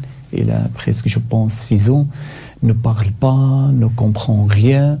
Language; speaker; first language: French; non-native, learner; Arabic